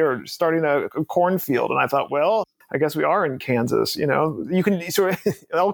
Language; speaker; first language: English; native; English